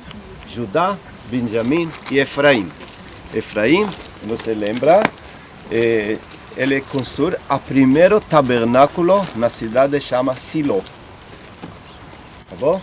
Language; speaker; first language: Portuguese; non-native, learner; Hebrew